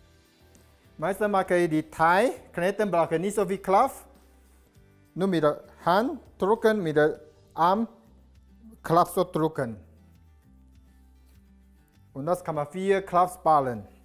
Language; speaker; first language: German; non-native, learner; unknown